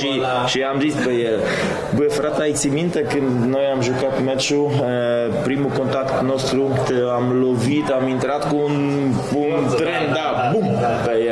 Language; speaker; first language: Romanian; non-native, fluent; Polish